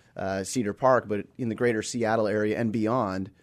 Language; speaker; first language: English; native; English